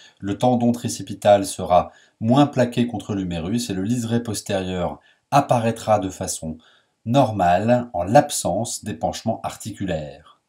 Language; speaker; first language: French; native; French